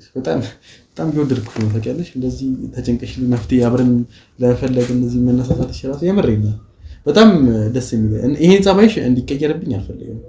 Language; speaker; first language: Amharic; native; Amharic